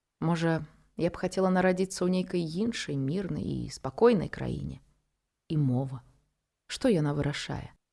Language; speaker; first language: Belarusian; non-native, local second language; Russian